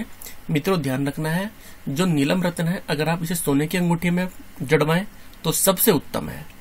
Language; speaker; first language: Hindi; native; Hindi